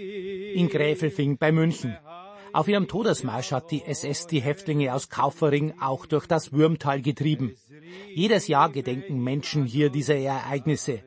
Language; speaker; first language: German; native; German